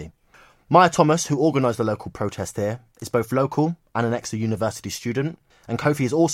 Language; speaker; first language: English; native; English